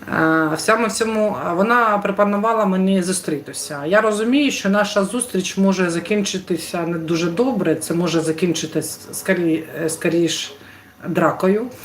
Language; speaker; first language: Ukrainian; non-native, local second language; Russian